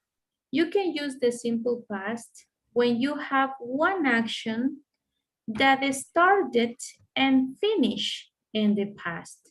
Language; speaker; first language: English; non-native, fluent; Spanish